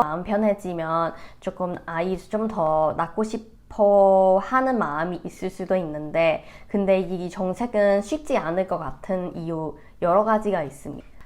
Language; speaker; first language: Korean; non-native, fluent; Cantonese